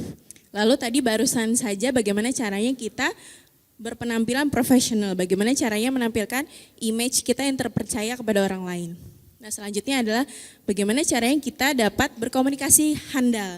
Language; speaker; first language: Indonesian; native; Indonesian